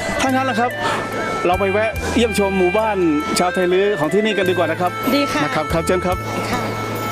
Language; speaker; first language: Thai; native; Thai